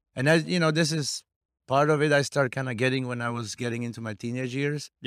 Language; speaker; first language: English; non-native, fluent; Slovak